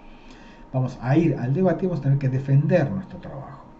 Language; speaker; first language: Spanish; native; Spanish